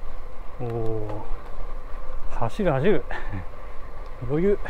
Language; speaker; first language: Japanese; native; Japanese